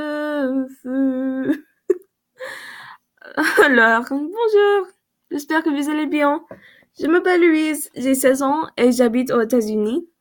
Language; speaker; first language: French; non-native, learner; English